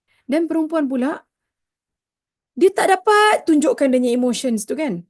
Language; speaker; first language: Malay; native; Malay